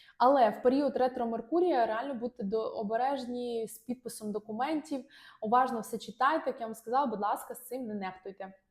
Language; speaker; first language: Ukrainian; non-native, local second language; Russian